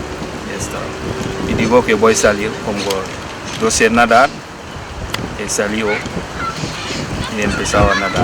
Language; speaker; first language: Spanish; non-native, learner; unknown